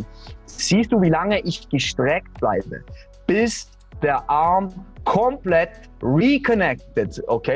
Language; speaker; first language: German; native; German